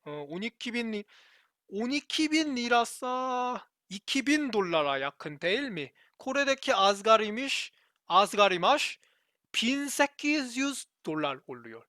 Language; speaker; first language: Turkish; non-native, learner; Korean